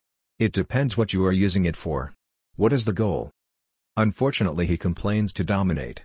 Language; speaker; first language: English; non-native, fluent; Hungarian